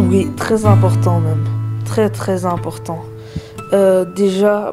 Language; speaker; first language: French; early bilingual, other home language; Arabic